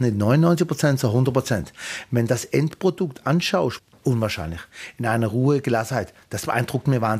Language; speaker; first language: German; native; German